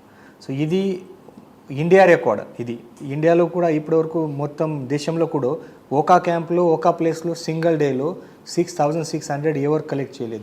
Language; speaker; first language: Telugu; non-native, fluent; Marathi